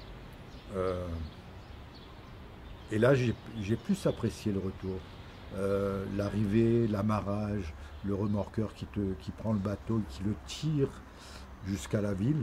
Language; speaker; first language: French; native; French